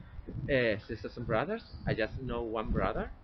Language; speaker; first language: English; non-native, learner; Spanish